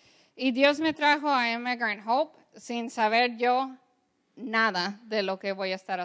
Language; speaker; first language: Spanish; early bilingual, heritage; English